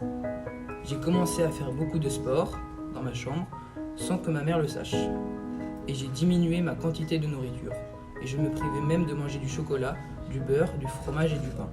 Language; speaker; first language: French; early bilingual, other home language; Portuguese